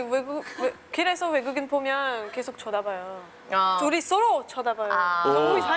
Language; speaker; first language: Korean; non-native, fluent; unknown